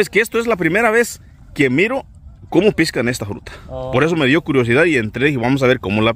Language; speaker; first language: Spanish; native; Spanish